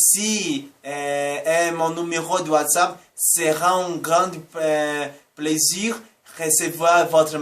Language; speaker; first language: French; non-native, learner; Portuguese